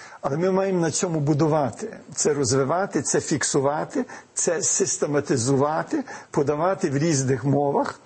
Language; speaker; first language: Ukrainian; early bilingual, heritage; Ukrainian